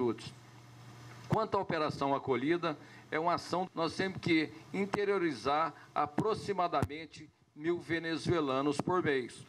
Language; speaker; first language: Portuguese; native; Portuguese